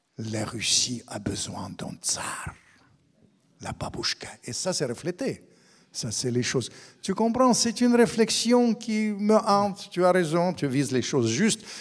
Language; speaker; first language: French; non-native, fluent; Russian